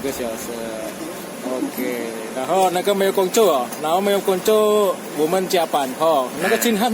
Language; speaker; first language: Chinese; non-native, learner; Indonesian